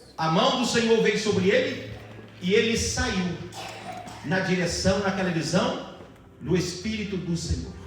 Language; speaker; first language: Portuguese; native; Portuguese